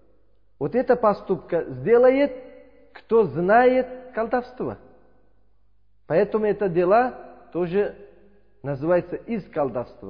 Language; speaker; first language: Russian; non-native, learner; Uzbek